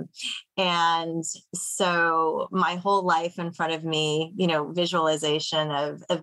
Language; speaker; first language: English; native; English